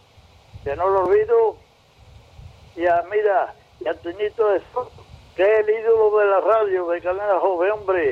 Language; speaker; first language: Spanish; native; Spanish